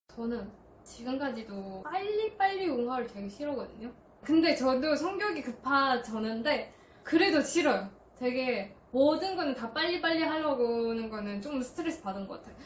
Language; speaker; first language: Korean; non-native, fluent; Chinese